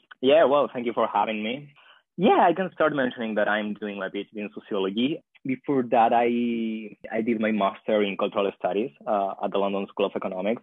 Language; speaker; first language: English; non-native, fluent; Spanish